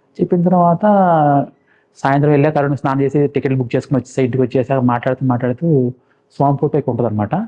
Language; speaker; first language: Telugu; non-native, local second language; Malayalam